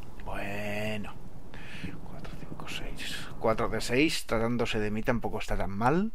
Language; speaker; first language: Spanish; native; Spanish